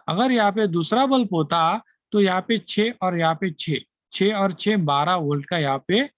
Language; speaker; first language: Hindi; non-native, local second language; Marathi